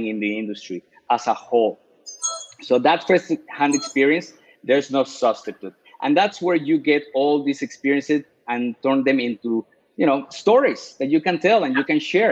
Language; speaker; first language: English; non-native, fluent; Spanish